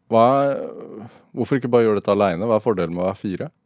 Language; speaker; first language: Norwegian; native; Norwegian